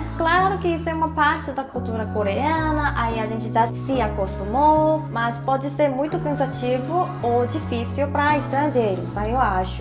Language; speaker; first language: Portuguese; non-native, fluent; Korean